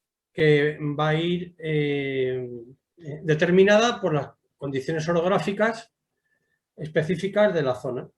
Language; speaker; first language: Spanish; native; Spanish